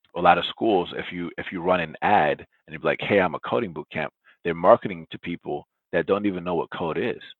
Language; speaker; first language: English; early bilingual, other home language; Spanish